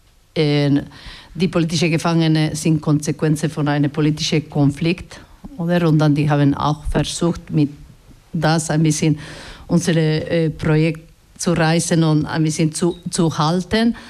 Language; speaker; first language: German; non-native, fluent; Basque